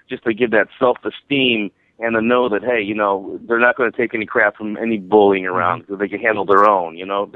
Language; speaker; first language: English; native; English